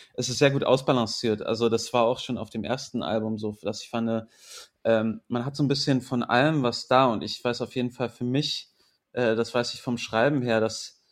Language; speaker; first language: German; native; German